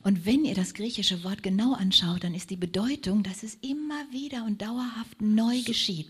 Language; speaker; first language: German; native; German